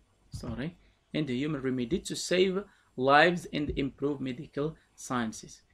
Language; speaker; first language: English; non-native, fluent; Arabic